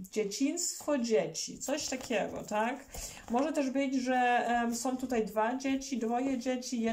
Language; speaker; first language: Polish; early bilingual, heritage; German